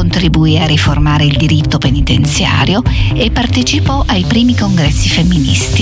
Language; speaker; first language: Italian; native; Italian